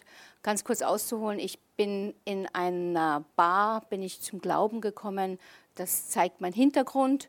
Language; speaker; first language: German; native; German